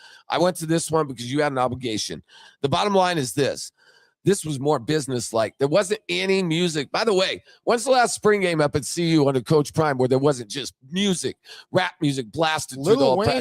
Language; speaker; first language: English; native; English